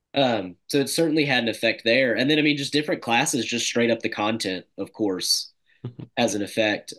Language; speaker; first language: English; native; English